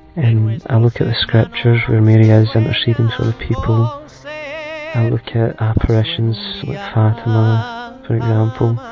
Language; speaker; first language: English; native; English